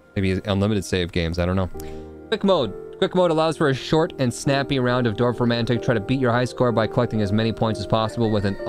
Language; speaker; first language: English; native; English